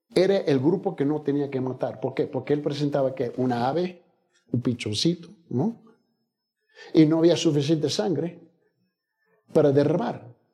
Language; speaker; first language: Spanish; early bilingual, heritage; Spanish